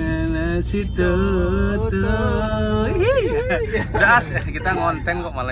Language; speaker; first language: Indonesian; native; Indonesian